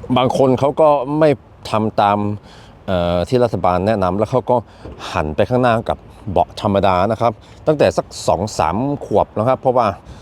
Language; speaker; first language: Thai; non-native, fluent; Swedish